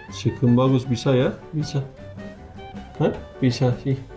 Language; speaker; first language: Indonesian; non-native, learner; Turkish